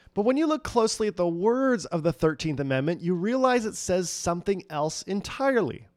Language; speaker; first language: English; native; English